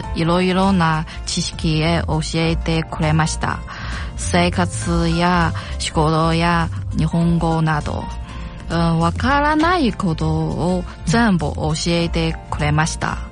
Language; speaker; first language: Japanese; non-native, learner; Chinese